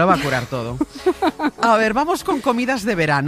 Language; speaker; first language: Spanish; native; Spanish